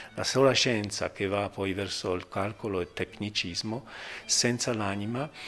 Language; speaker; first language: Italian; non-native, fluent; Polish